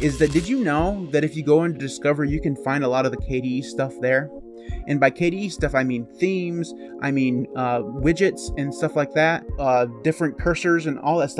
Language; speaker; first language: English; native; English